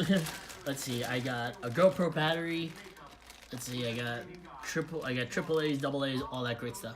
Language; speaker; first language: English; native; English